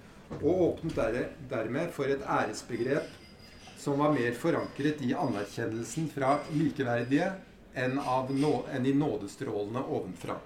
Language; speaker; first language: Norwegian; native; Norwegian